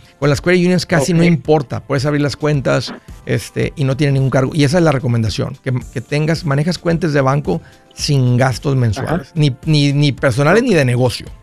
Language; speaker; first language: Spanish; native; Spanish